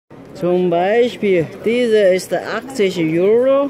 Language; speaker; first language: German; non-native, learner; Chinese